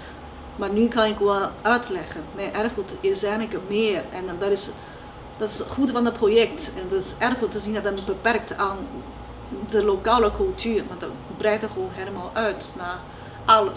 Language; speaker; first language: Dutch; non-native, fluent; Russian